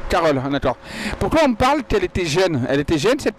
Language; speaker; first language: French; native; French